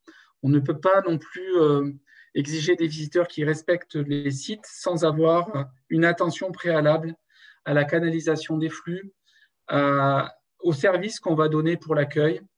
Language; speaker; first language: French; native; French